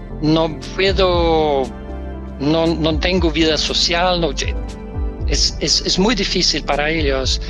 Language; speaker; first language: Spanish; non-native, learner; Danish